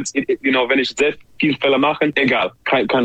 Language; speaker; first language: German; non-native, learner; English